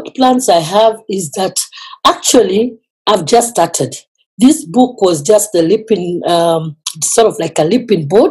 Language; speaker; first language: English; non-native, local second language; Kikuyu